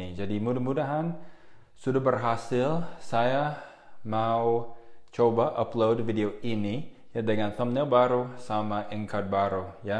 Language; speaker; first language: Indonesian; non-native, fluent; English